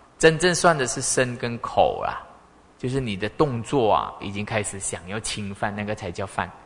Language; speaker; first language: Chinese; native; Chinese